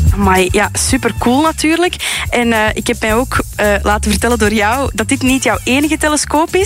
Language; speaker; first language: Dutch; native; Dutch